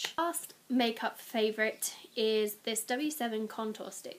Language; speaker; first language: English; native; English